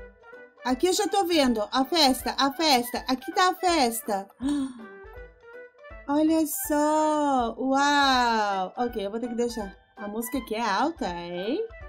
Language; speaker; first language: Portuguese; non-native, fluent; Spanish